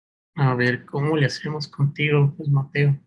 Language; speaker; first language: Spanish; native; Spanish